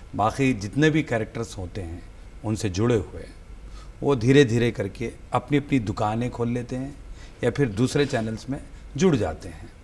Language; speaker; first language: Hindi; native; Hindi